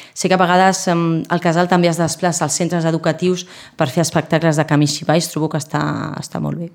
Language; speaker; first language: Catalan; non-native, local second language; Spanish